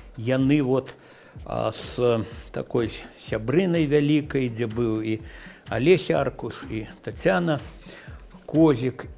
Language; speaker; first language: Belarusian; native; Belarusian